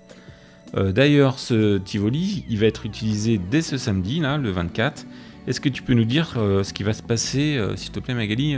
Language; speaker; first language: French; native; French